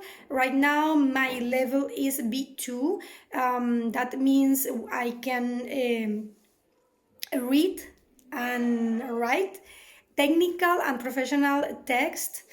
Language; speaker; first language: English; non-native, fluent; Spanish